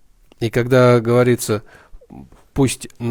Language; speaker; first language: Russian; native; Russian